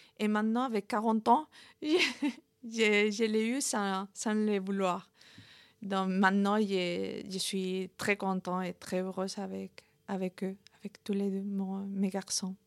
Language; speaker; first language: French; non-native, fluent; Spanish